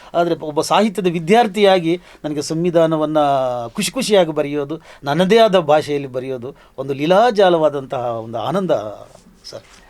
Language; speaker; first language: Kannada; native; Kannada